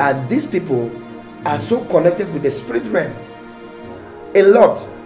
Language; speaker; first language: English; native; English